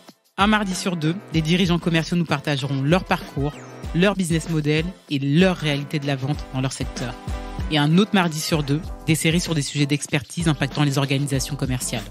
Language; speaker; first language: French; native; French